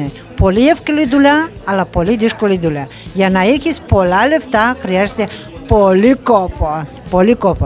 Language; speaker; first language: Greek; non-native, learner; Russian